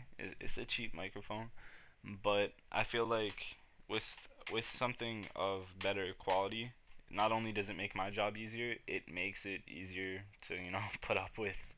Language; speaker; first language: English; native; English